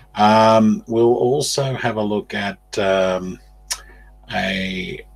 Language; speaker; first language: English; native; English